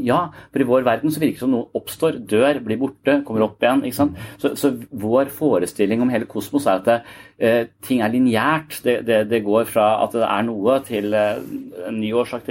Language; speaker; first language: Norwegian; native; Norwegian